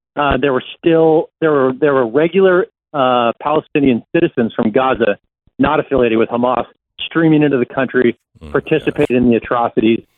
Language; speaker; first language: English; native; English